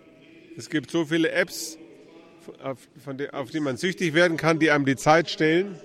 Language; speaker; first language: German; early bilingual, heritage; German